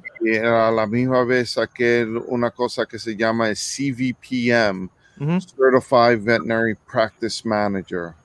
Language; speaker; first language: Spanish; early bilingual, heritage; English